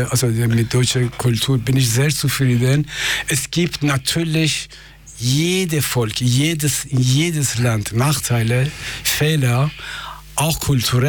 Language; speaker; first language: German; non-native, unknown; Persian